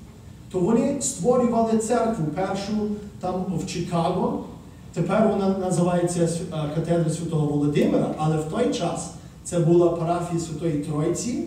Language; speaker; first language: Ukrainian; early bilingual, heritage; Ukrainian